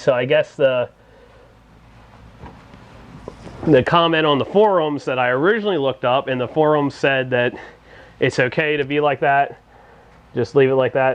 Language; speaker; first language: English; native; English